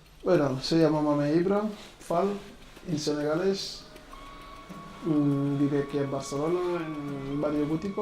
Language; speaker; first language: Spanish; non-native, learner; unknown